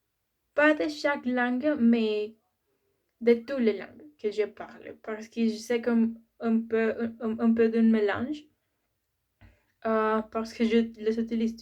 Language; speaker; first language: French; non-native, learner; Spanish